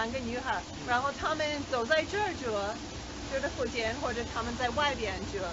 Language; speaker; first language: Chinese; non-native, learner; English